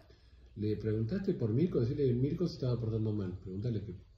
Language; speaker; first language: Spanish; native; Spanish